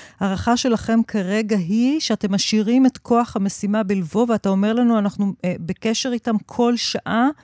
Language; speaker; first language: Hebrew; native; Hebrew